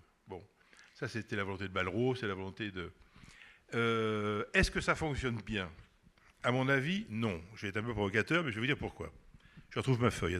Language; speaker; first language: French; native; French